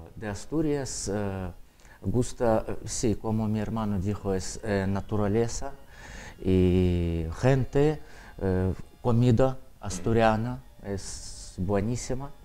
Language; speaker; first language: Spanish; non-native, learner; Russian